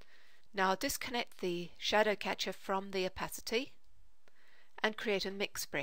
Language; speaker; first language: English; native; English